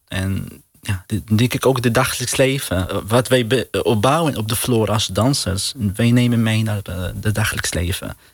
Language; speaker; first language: Dutch; non-native, learner; Arabic